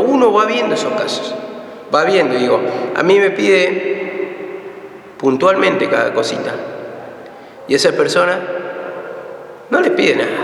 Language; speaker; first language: Spanish; native; Spanish